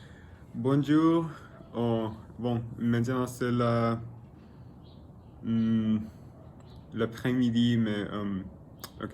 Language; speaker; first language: French; non-native, learner; Spanish